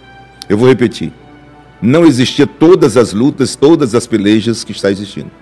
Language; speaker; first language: Portuguese; native; Portuguese